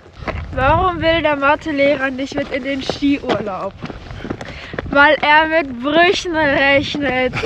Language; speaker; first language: German; early bilingual, other home language; Russian